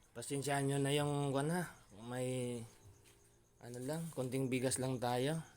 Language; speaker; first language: Filipino; non-native, local second language; Cebuano